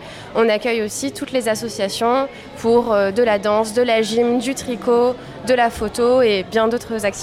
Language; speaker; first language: French; native; French